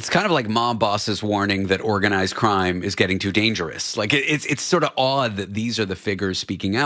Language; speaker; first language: English; native; English